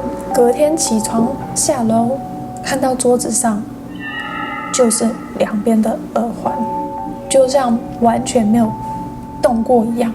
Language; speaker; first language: Chinese; non-native, fluent; English